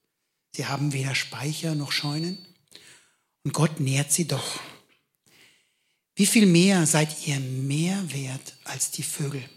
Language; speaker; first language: German; native; German